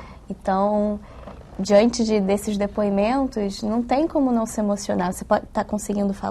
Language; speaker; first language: Portuguese; native; Portuguese